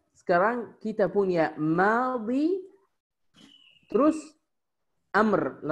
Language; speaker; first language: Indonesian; non-native, fluent; Arabic